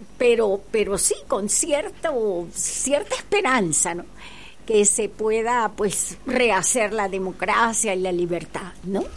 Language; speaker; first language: Spanish; native; Spanish